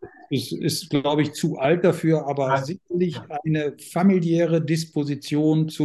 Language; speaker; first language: German; native; German